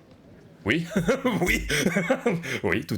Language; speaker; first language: French; native; French